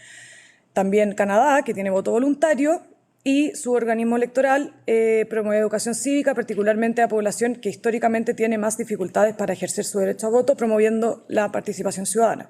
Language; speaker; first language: Spanish; native; Spanish